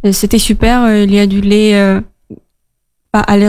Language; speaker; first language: French; non-native, learner; Russian